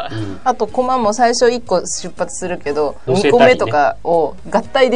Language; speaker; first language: Japanese; native; Japanese